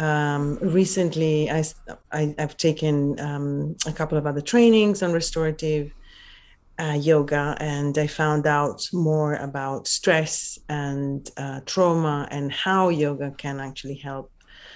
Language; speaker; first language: English; non-native, fluent; Italian